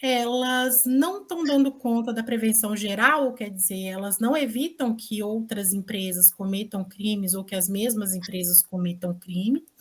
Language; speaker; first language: Portuguese; native; Portuguese